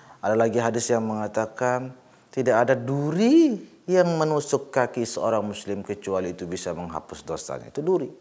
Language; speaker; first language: Malay; non-native, local second language; Sasak